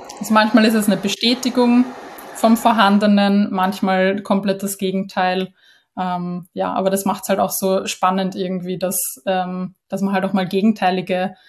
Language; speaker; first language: German; native; German